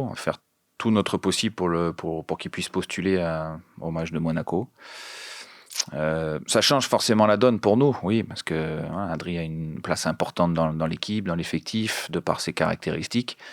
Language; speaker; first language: French; native; French